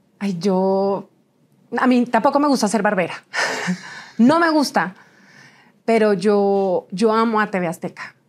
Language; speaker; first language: Spanish; native; Spanish